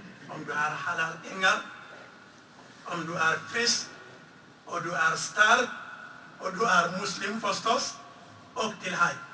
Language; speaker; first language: Swedish; non-native, fluent; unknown